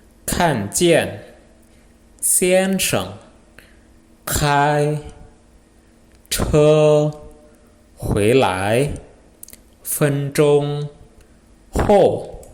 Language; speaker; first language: Chinese; non-native, fluent; Indonesian